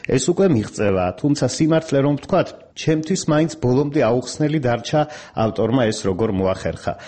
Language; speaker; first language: Georgian; native; Georgian